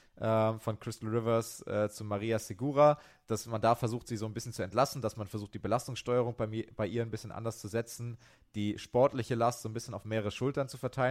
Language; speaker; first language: German; native; German